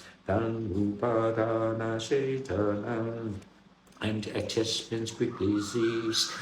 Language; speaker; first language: English; non-native, learner; Thai